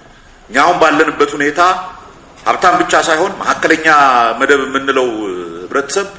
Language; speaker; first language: Amharic; native; Amharic